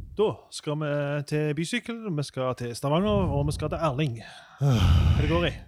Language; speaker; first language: Norwegian; native; Norwegian